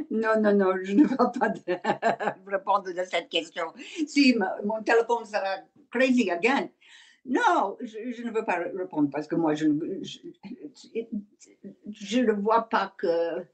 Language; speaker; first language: French; non-native, learner; English